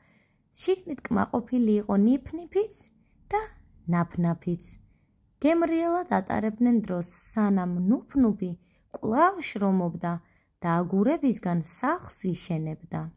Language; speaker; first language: Georgian; native; Georgian